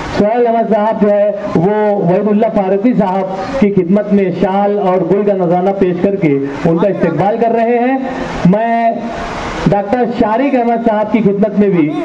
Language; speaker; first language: Hindi; non-native, local second language; Urdu